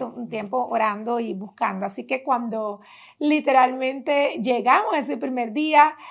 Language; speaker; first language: Spanish; native; Spanish